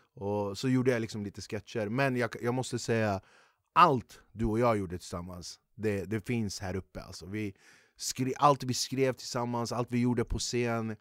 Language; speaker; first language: Swedish; native; Swedish